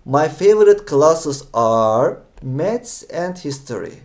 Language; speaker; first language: English; non-native, fluent; Turkish